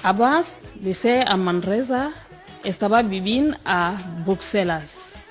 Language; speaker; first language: Catalan; non-native, fluent; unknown